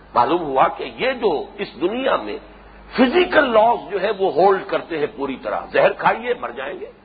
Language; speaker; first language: Urdu; native; Urdu